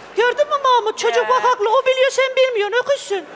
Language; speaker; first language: Turkish; native; Turkish